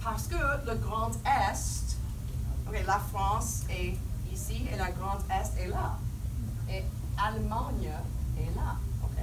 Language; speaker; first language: French; non-native, fluent; English